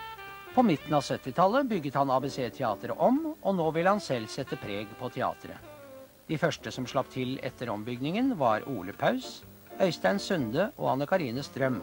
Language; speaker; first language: Norwegian; native; Norwegian